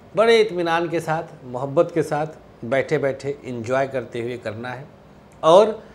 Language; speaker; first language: Hindi; non-native, local second language; Awadhi